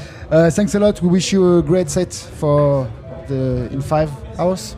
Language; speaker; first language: English; non-native, learner; French